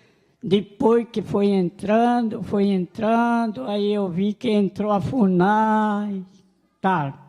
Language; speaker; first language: Portuguese; non-native, local second language; Guarani